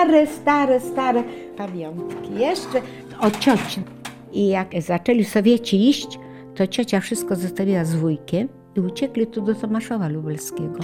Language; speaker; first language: Polish; native; Polish